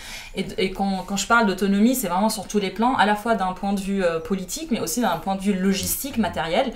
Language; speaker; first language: French; non-native, fluent; Arabic